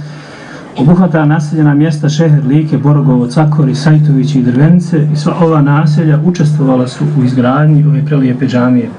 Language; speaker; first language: Croatian; native; Croatian